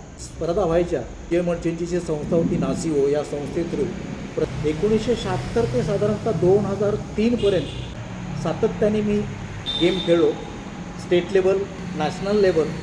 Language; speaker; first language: Marathi; native; Marathi